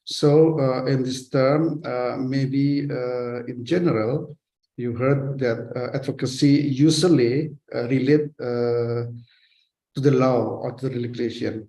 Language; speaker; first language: English; non-native, fluent; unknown